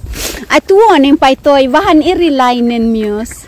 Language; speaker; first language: Finnish; non-native, learner; Filipino